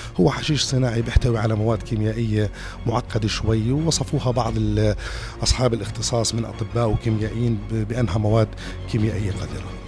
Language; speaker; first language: Arabic; native; Arabic